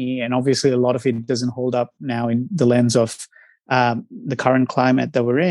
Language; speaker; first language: English; non-native, local second language; Sinhala